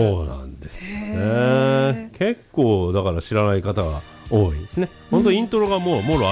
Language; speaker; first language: Japanese; native; Japanese